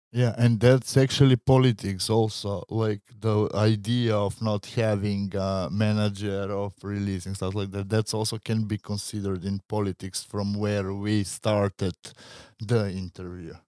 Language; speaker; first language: English; non-native, fluent; Macedonian